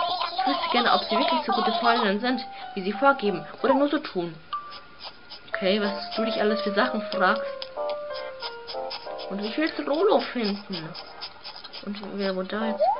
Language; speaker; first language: German; native; German